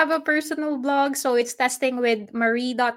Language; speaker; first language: English; non-native, local second language; Filipino